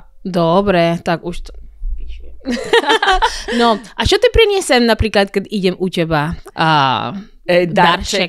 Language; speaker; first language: Slovak; non-native, fluent; Spanish